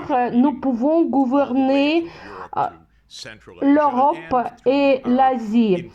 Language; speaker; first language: French; non-native, fluent; Russian